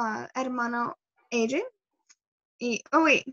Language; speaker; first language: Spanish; non-native, learner; English